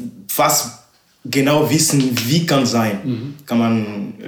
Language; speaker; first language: German; non-native, learner; Ewe